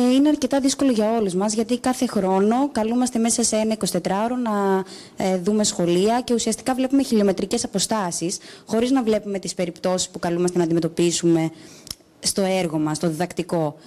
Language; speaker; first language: Greek; native; Greek